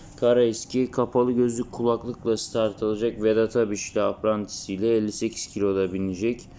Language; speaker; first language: Turkish; native; Turkish